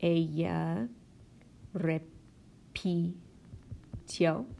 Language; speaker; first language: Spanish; non-native, fluent; English